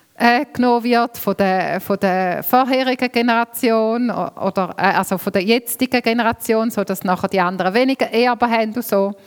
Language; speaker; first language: German; native; German